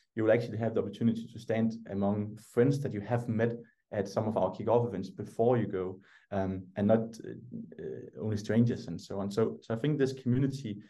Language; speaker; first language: English; non-native, fluent; Danish